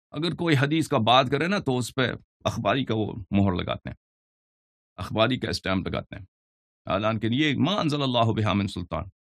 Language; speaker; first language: Urdu; non-native, fluent; Persian